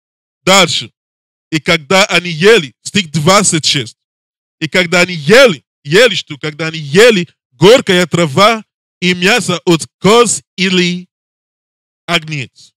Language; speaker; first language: Russian; non-native, learner; English